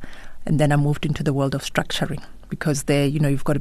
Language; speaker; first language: English; non-native, local second language; Tswana